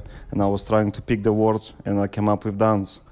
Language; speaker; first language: English; non-native, fluent; Russian